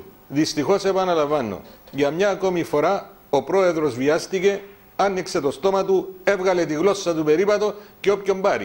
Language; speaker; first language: Greek; native; Greek